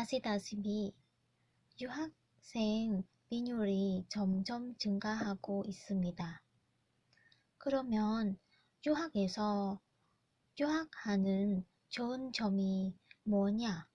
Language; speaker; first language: Korean; non-native, learner; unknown